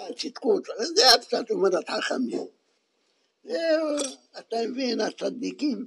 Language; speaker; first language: Hebrew; non-native, fluent; French